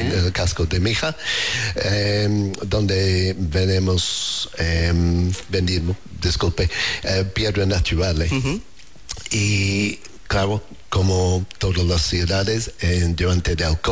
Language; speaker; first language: Spanish; non-native, learner; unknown